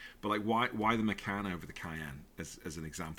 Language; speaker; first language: English; native; English